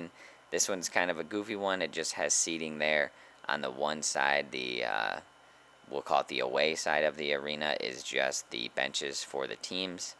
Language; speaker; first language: English; native; English